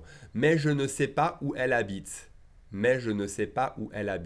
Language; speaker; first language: French; native; French